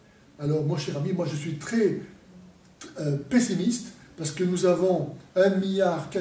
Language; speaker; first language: French; native; French